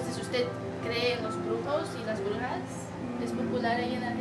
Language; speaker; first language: Spanish; non-native, learner; English